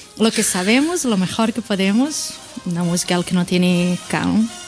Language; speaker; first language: Spanish; non-native, fluent; Portuguese